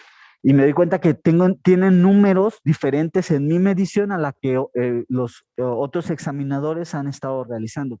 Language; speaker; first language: Spanish; native; Spanish